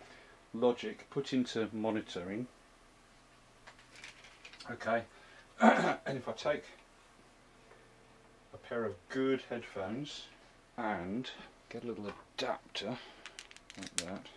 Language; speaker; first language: English; native; English